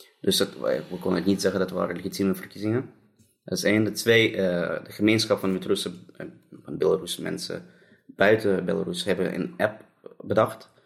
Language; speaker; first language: Dutch; non-native, fluent; Russian